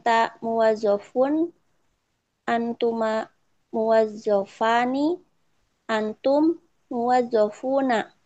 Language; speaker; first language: Arabic; non-native, learner; Indonesian